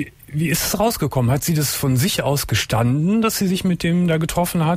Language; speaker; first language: German; native; German